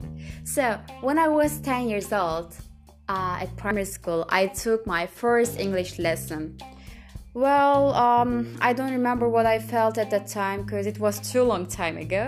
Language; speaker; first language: English; non-native, fluent; Turkish